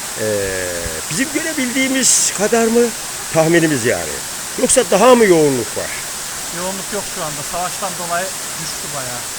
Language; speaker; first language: Turkish; native; Turkish